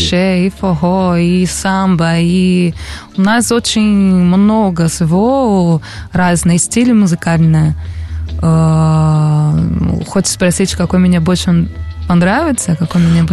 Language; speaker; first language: Russian; non-native, learner; Portuguese